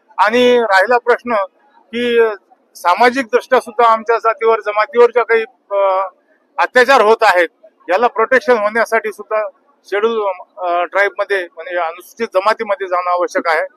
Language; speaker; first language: Marathi; non-native, local second language; Lambadi